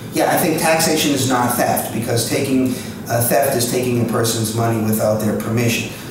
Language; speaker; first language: English; native; English